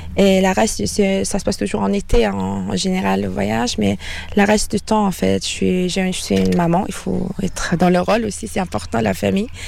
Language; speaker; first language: French; non-native, fluent; Mongolian